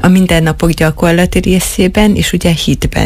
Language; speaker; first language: Hungarian; native; Hungarian